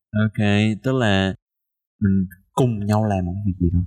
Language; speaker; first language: Vietnamese; native; Vietnamese